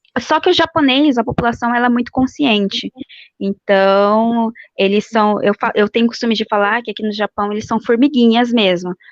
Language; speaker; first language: Portuguese; native; Portuguese